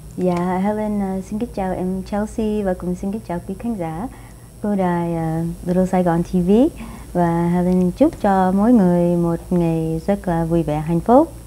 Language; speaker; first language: Vietnamese; non-native, fluent; English